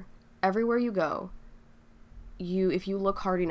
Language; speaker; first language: English; native; English